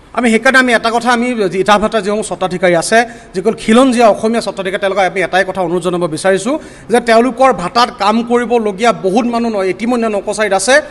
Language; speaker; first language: Assamese; native; Assamese